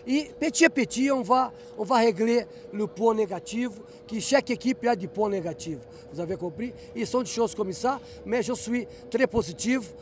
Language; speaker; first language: French; non-native, fluent; Portuguese